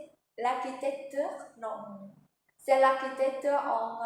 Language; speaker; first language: French; non-native, learner; Vietnamese